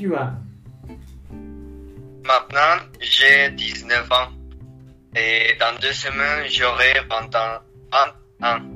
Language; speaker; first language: French; non-native, learner; Spanish